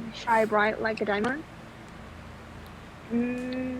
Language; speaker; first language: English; non-native, learner; Thai